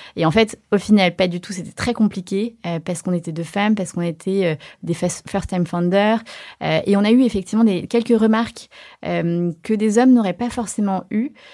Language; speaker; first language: French; early bilingual, other home language; Chinese